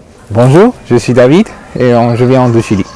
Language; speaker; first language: French; non-native, learner; Spanish